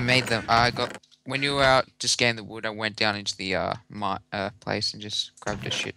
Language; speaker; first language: English; native; English